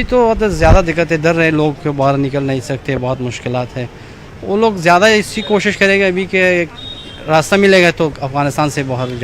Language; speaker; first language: Hindi; non-native, learner; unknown